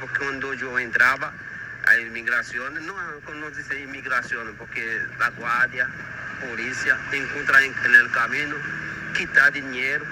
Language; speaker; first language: Spanish; non-native, learner; Haitian Creole